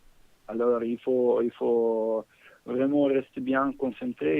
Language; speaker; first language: French; non-native, fluent; Bosnian